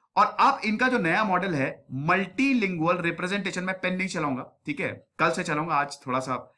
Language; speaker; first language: Hindi; native; Hindi